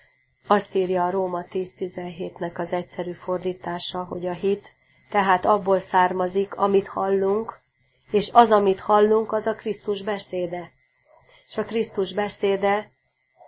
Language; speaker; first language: Hungarian; native; Hungarian